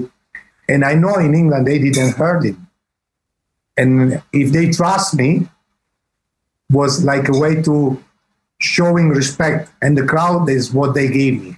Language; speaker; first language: English; non-native, fluent; Italian